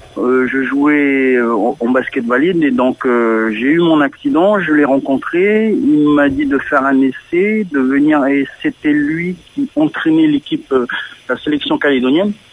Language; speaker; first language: French; native; French